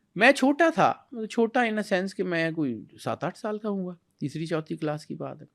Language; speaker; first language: Urdu; non-native, local second language; Punjabi